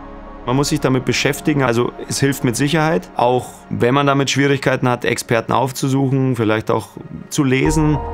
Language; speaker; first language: German; native; German